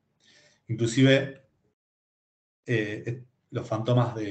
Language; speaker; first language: Spanish; native; Spanish